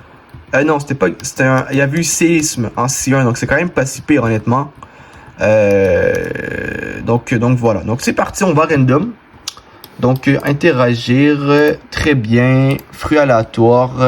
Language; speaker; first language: French; native; French